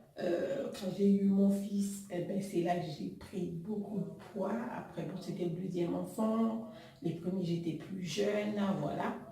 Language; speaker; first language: French; non-native, local second language; Haitian Creole